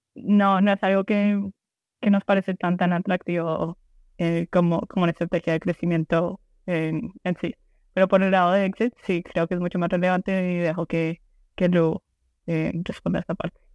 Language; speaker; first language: Spanish; early bilingual, heritage; Spanish